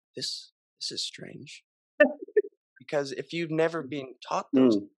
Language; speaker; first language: English; native; English